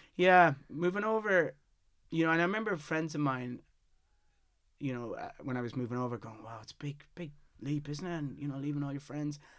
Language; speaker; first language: English; native; English